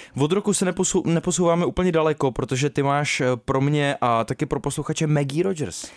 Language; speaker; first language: Czech; native; Czech